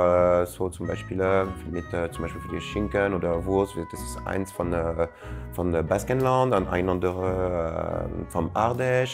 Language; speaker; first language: German; non-native, fluent; French